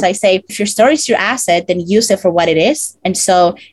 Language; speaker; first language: English; non-native, fluent; Spanish